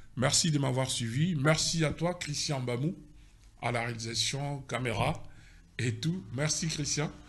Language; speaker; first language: French; non-native, local second language; Lingala